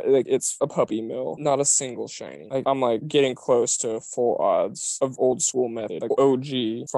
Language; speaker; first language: English; native; English